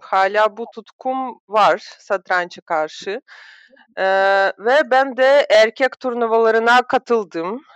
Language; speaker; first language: Turkish; non-native, fluent; Russian